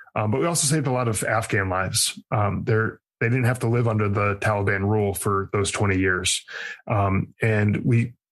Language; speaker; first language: English; native; English